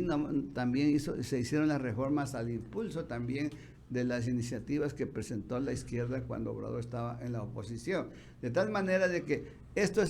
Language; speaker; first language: Spanish; native; Spanish